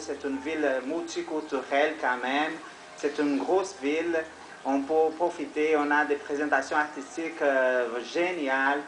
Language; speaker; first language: French; non-native, learner; Portuguese